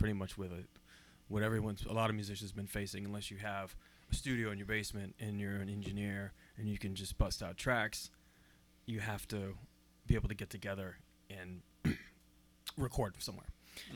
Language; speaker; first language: English; native; English